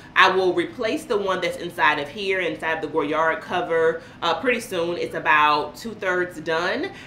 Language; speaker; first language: English; native; English